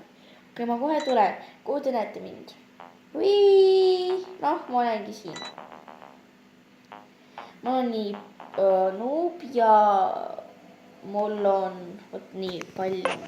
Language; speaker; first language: Estonian; non-native, local second language; Russian